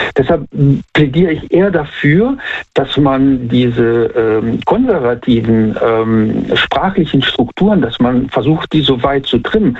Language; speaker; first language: German; native; German